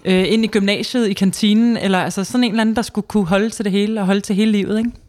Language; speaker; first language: Danish; native; Danish